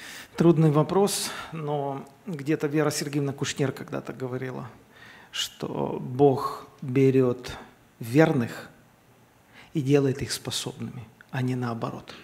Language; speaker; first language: Russian; native; Russian